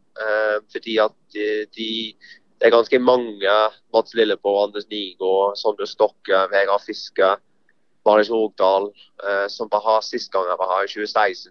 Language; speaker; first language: Norwegian; non-native, fluent; English